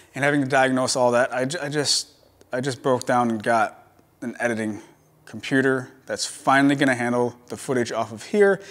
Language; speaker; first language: English; native; English